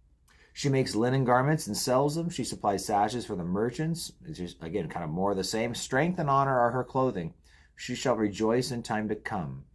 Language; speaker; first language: English; native; English